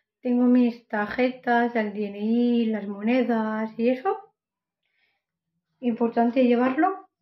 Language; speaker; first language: Spanish; non-native, local second language; Catalan